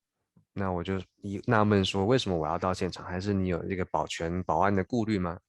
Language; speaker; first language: Chinese; native; Chinese